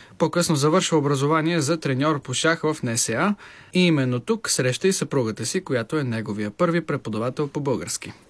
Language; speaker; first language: Bulgarian; native; Bulgarian